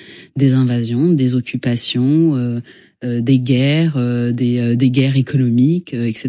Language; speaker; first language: French; non-native, local second language; Arabic